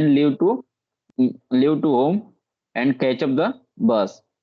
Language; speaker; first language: English; non-native, learner; Hindi